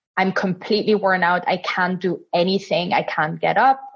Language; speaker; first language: English; non-native, fluent; Italian